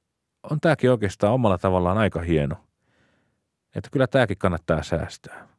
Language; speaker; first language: Finnish; native; Finnish